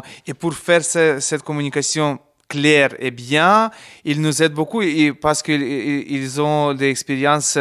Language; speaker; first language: French; non-native, learner; Ukrainian